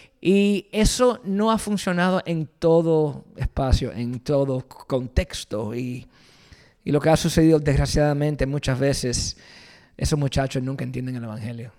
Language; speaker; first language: Spanish; early bilingual, heritage; Spanish